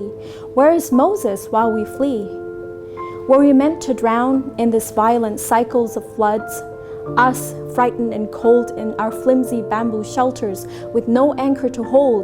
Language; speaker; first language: English; non-native, fluent; Rohingya